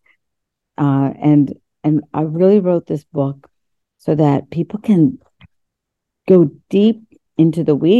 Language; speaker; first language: English; early bilingual, other home language; Urdu